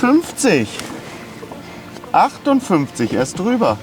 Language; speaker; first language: German; native; German